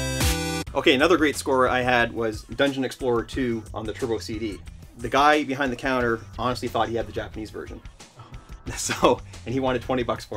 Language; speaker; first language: English; native; English